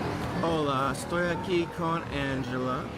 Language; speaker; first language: Spanish; non-native, learner; English